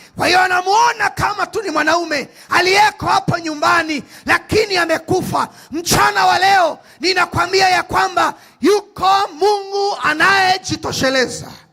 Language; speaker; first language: Swahili; native; Swahili